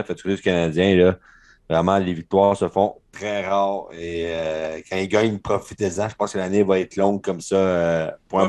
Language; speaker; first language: French; native; French